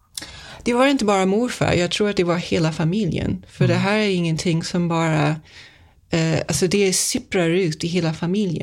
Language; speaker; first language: Swedish; non-native, fluent; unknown